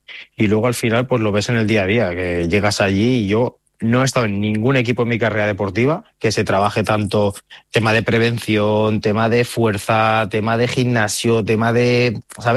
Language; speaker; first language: Spanish; native; Spanish